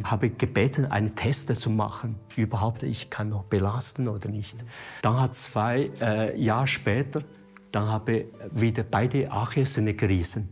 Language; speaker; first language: German; non-native, learner; Chinese